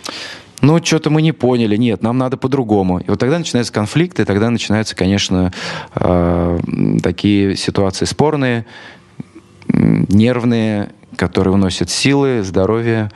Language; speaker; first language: Russian; native; Russian